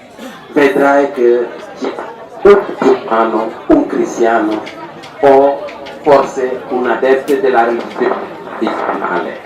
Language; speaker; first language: Italian; non-native, learner; Wolof